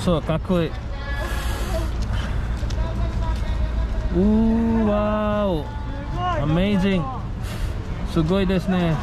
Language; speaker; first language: Japanese; non-native, learner; Filipino